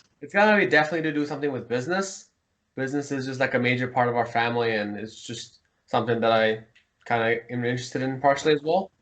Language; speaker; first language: English; early bilingual, heritage; Mongolian